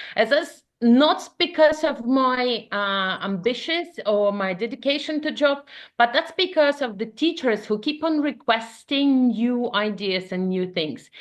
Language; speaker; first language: English; non-native, fluent; Ukrainian